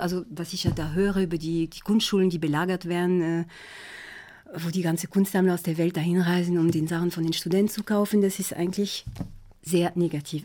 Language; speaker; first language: German; non-native, fluent; French